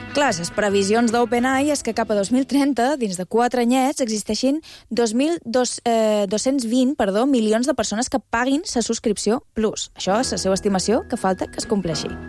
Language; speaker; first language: Catalan; native; Catalan